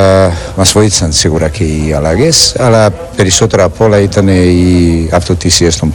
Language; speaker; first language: Greek; non-native, fluent; Serbian